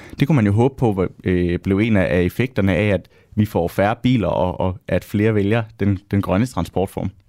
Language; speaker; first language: Danish; native; Danish